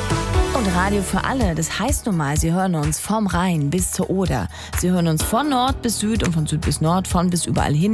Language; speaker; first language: German; native; German